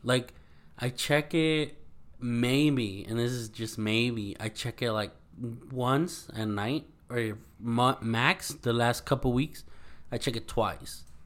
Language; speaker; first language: English; early bilingual, other home language; Spanish